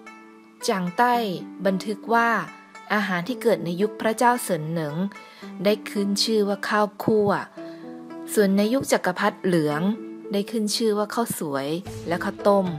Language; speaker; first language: Thai; native; Thai